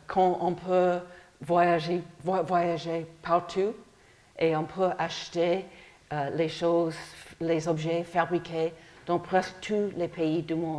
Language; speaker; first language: French; non-native, fluent; English